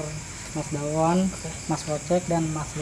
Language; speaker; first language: Indonesian; native; Indonesian